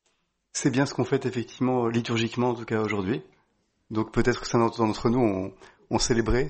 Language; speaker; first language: French; native; French